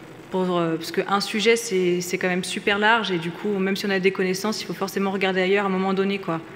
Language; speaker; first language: French; native; French